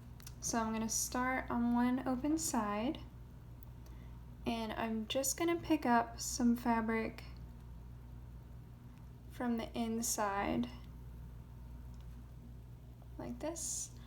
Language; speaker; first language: English; native; English